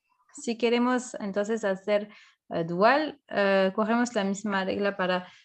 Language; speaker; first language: Spanish; non-native, fluent; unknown